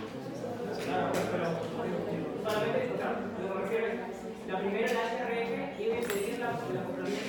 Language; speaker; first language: Spanish; native; Spanish